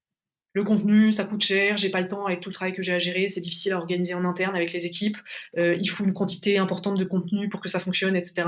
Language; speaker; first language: French; native; French